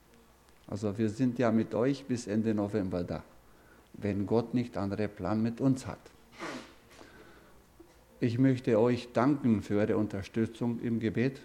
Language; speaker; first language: German; non-native, fluent; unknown